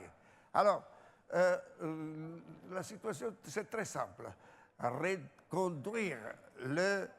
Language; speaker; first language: French; non-native, fluent; Italian